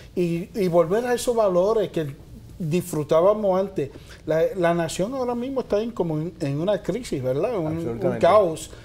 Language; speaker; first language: Spanish; early bilingual, heritage; Spanish